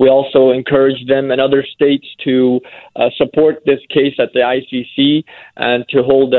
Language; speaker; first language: English; native; English